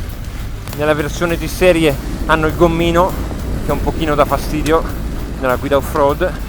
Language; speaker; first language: Italian; native; Italian